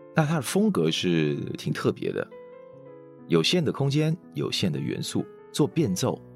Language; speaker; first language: Chinese; non-native, local second language; Hakka Chinese